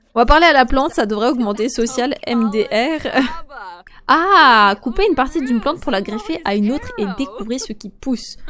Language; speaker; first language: French; native; French